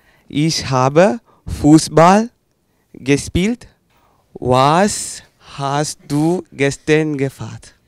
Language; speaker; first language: German; non-native, learner; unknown